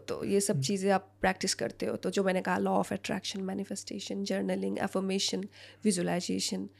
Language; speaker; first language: Hindi; non-native, local second language; Assamese